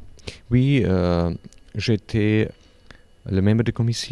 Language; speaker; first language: French; non-native, learner; Slovak